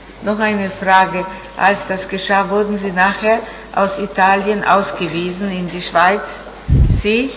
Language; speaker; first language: German; non-native, fluent; Italian